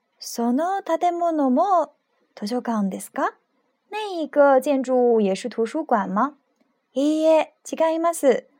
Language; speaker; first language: Japanese; non-native, fluent; Chinese